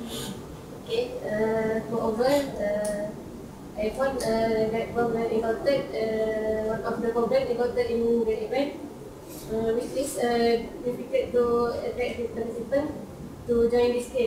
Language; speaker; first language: English; non-native, learner; Malay